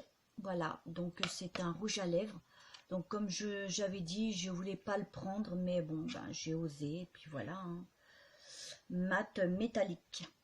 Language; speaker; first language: French; native; French